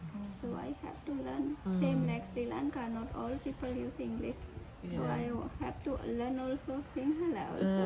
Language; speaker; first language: English; non-native, learner; Indonesian